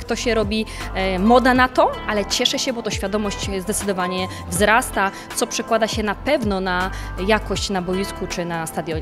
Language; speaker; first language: Polish; native; Polish